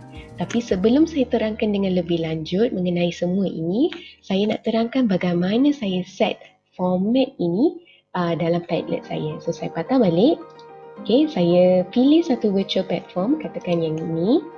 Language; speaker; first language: Malay; native; Malay